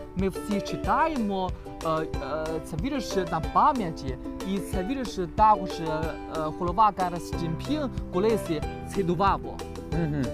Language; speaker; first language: Ukrainian; non-native, learner; Chinese